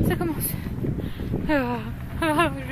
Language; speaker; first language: French; native; French